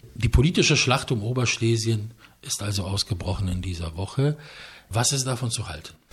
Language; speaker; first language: German; non-native, fluent; Polish